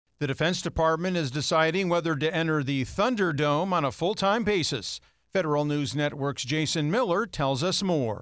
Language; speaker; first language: English; native; English